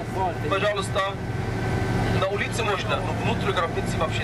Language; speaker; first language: Russian; non-native, fluent; Arabic